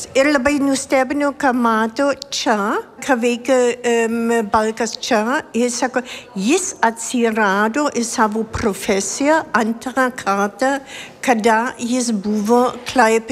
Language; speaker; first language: Lithuanian; non-native, fluent; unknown